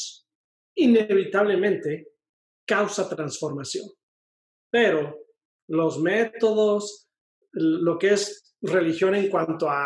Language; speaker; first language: Spanish; native; Spanish